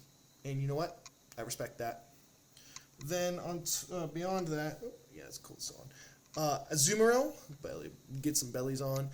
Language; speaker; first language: English; native; English